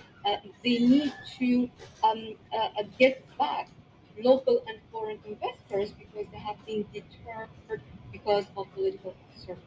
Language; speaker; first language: English; non-native, local second language; Arabic